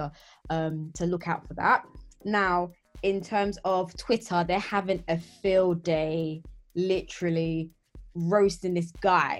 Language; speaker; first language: English; native; English